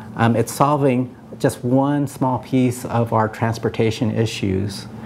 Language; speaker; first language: English; native; English